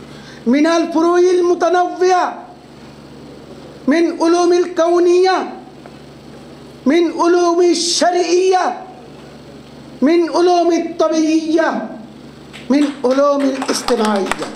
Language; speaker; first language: Arabic; non-native, learner; Bangla